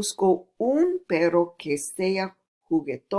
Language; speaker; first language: Spanish; non-native, fluent; English